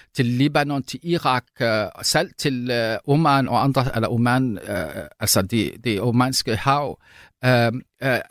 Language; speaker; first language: Danish; non-native, fluent; Arabic